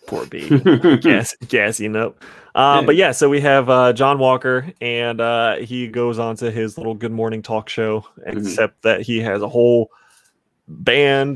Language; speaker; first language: English; native; English